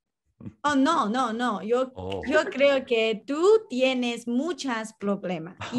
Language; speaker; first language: Spanish; non-native, learner; Chinese